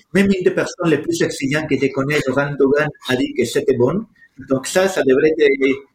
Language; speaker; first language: French; non-native, fluent; Spanish